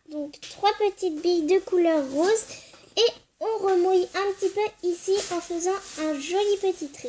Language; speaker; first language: French; native; French